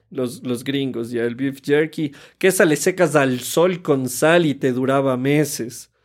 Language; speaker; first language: Spanish; native; Spanish